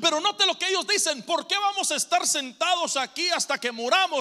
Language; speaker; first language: Spanish; native; Spanish